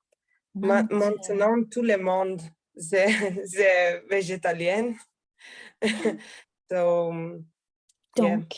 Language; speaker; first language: French; non-native, learner; Italian